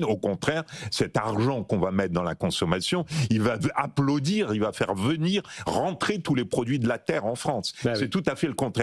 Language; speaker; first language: French; native; French